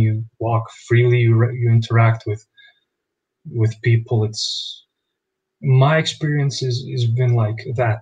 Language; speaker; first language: English; non-native, fluent; Bosnian